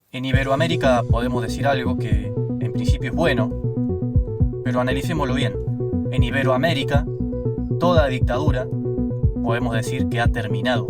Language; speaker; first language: Spanish; native; Spanish